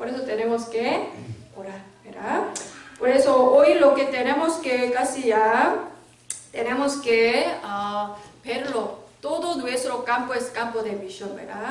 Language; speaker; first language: Spanish; non-native, learner; Korean